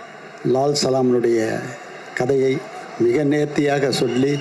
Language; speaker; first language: Tamil; native; Tamil